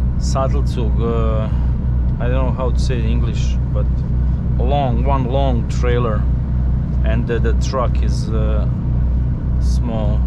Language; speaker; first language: English; non-native, learner; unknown